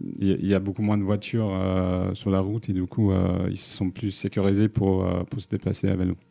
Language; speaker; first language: French; non-native, fluent; English